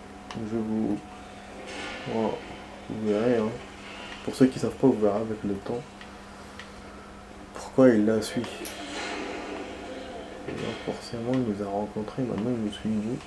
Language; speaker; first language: French; native; French